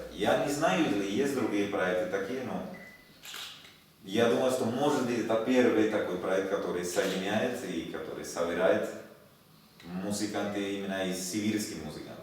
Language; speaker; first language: Russian; non-native, learner; Spanish